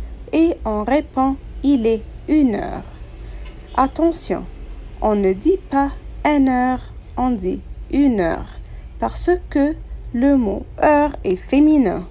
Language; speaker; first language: French; non-native, fluent; Arabic